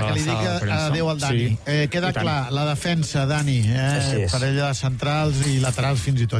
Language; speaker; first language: Catalan; native; Catalan